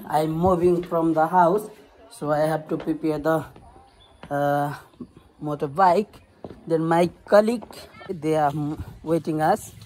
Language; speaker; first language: English; non-native, learner; Nepali